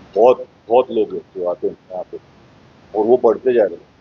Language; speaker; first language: Hindi; non-native, local second language; Marathi